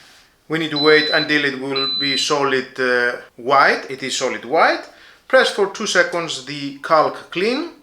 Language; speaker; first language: English; non-native, fluent; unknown